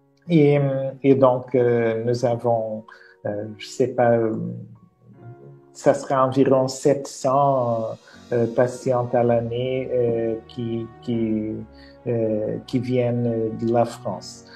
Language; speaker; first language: French; non-native, fluent; Portuguese